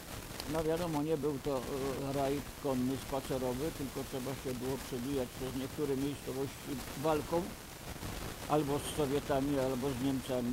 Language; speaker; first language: Polish; native; Polish